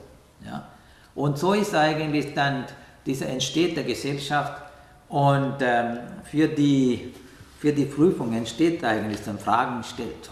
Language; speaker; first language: German; non-native, fluent; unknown